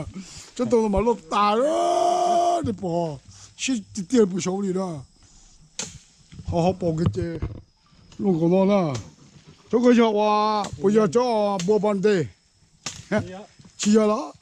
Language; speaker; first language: French; non-native, local second language; Hmong